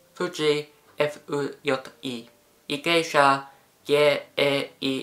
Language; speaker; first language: Polish; non-native, fluent; Japanese